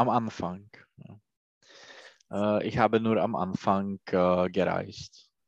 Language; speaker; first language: German; non-native, learner; Czech